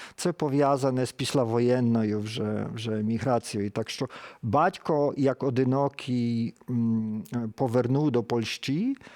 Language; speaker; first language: Ukrainian; early bilingual, heritage; Ukrainian